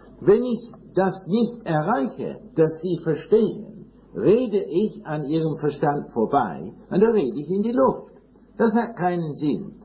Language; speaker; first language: German; non-native, fluent; English